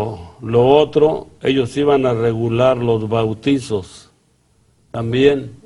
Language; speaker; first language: Spanish; native; Spanish